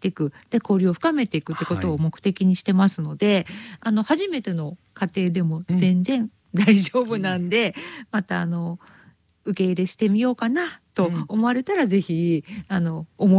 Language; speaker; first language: Japanese; native; Japanese